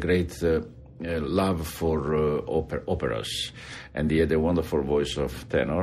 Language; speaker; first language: English; non-native, fluent; Italian